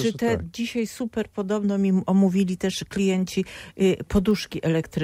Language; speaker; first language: Polish; native; Polish